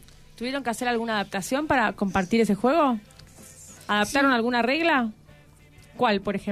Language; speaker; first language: Spanish; native; Spanish